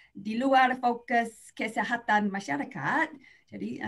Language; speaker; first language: Indonesian; non-native, fluent; English